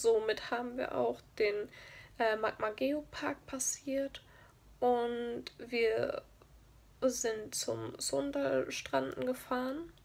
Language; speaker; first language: German; native; German